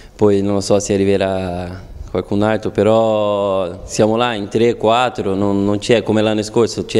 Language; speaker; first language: Italian; non-native, fluent; Portuguese